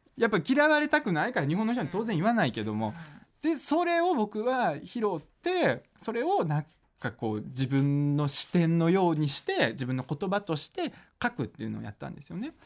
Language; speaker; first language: Japanese; early bilingual, other home language; Russian